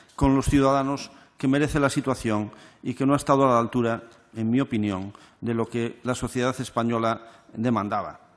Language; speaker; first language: Spanish; native; Spanish